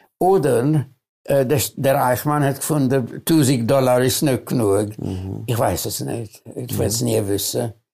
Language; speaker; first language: German; early bilingual, other home language; Hungarian